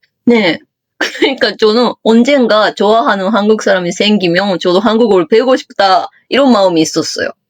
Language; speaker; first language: Korean; non-native, fluent; Japanese